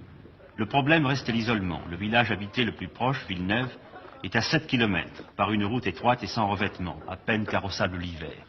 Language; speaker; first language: French; native; French